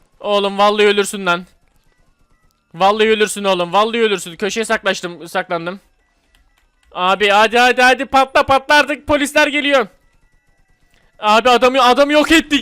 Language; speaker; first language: Turkish; native; Turkish